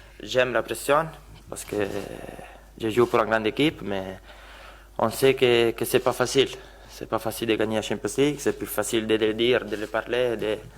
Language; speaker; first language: French; non-native, learner; Italian